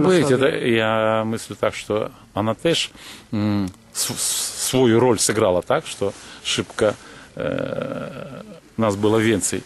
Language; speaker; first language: Polish; non-native, learner; Ukrainian